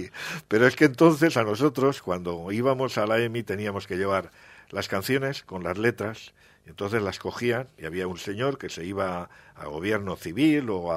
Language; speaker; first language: Spanish; native; Spanish